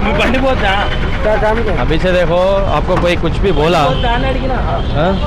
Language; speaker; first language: Hindi; non-native, local second language; Telugu